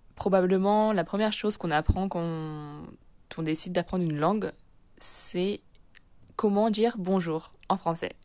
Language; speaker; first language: French; native; French